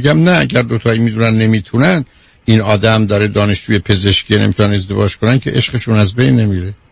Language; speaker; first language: Persian; native; Persian